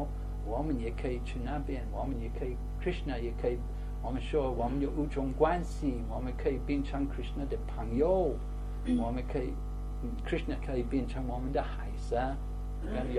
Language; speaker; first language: Chinese; non-native, fluent; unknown